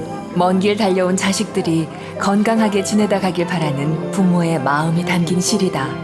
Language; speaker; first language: Korean; native; Korean